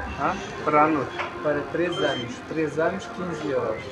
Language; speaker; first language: Portuguese; non-native, learner; Bangla